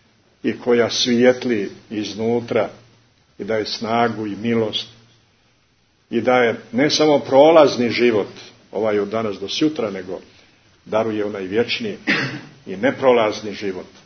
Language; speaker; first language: Croatian; native; Croatian